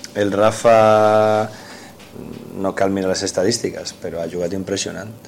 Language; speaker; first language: Catalan; non-native, local second language; Spanish